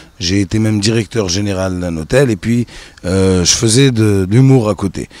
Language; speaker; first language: French; non-native, local second language; Arabic